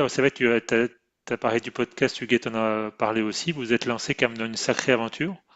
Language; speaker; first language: French; native; French